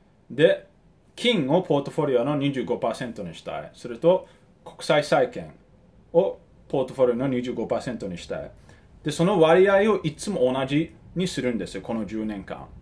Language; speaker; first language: Japanese; early bilingual, heritage; Japanese